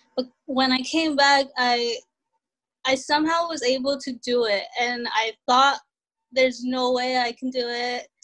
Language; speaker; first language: English; early bilingual, other home language; Spanish